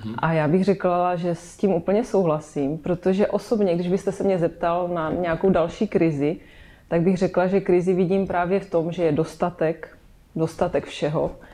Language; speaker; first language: Czech; native; Czech